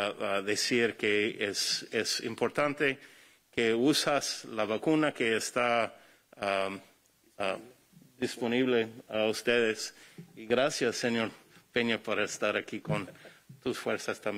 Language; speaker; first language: Spanish; non-native, fluent; English